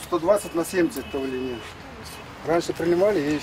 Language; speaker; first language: Russian; non-native, local second language; Kyrgyz